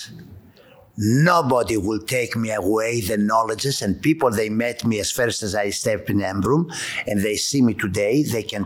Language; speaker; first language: English; non-native, fluent; Greek